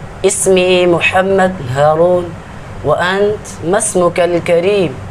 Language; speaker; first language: Arabic; non-native, learner; Urdu